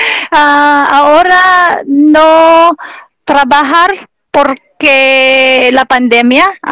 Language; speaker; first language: Spanish; non-native, learner; Filipino